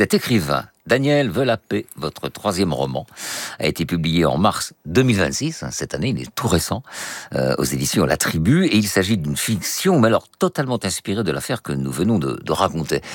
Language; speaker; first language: French; native; French